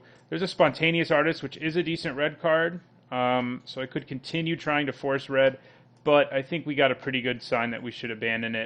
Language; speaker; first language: English; native; English